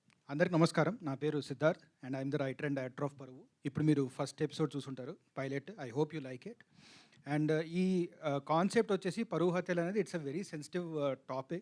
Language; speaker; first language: Telugu; native; Telugu